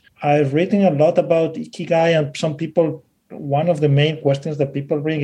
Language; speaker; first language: English; non-native, fluent; Spanish